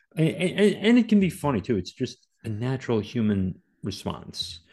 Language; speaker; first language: English; native; English